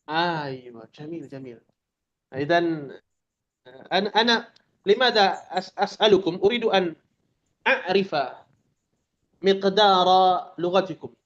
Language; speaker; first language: Arabic; non-native, fluent; Indonesian